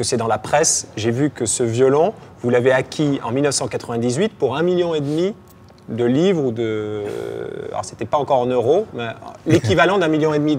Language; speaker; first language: French; native; French